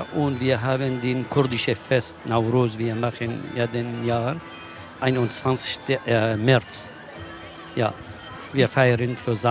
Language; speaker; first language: German; non-native, learner; Kurdish